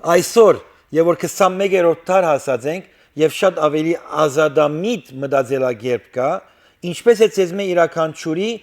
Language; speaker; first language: Armenian; early bilingual, heritage; Armenian